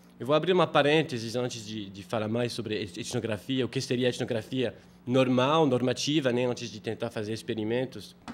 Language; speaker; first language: Portuguese; non-native, fluent; French